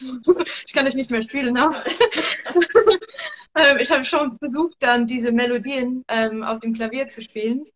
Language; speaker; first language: German; non-native, fluent; English